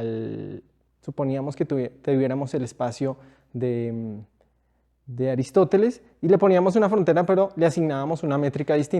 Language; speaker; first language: Spanish; native; Spanish